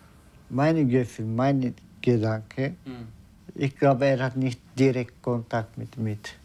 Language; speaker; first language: German; non-native, learner; Turkish